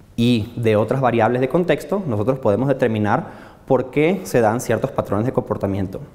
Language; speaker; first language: Spanish; native; Spanish